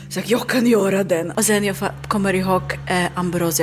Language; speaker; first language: Swedish; non-native, learner; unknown